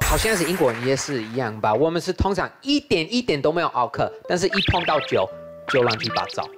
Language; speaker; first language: Chinese; non-native, fluent; English